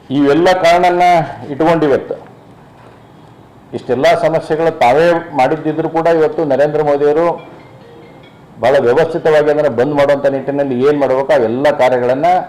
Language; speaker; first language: Kannada; native; Kannada